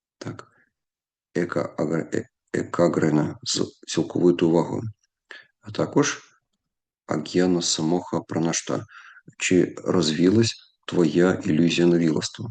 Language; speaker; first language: Ukrainian; non-native, local second language; Russian